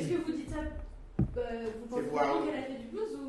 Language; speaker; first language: French; native; French